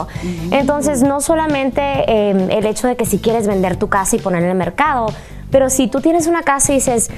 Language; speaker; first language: Spanish; native; Spanish